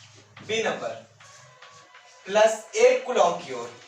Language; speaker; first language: Hindi; native; Hindi